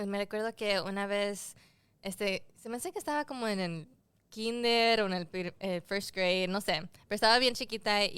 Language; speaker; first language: Spanish; early bilingual, heritage; Spanish